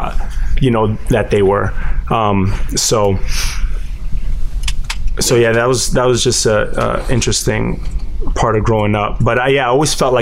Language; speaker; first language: English; native; English